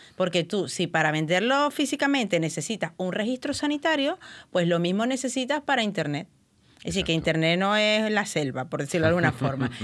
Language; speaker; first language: Spanish; native; Spanish